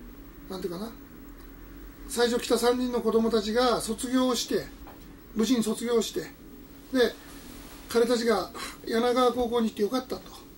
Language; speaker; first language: Japanese; native; Japanese